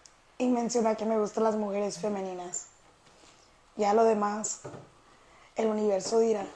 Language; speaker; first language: Spanish; early bilingual, heritage; Spanish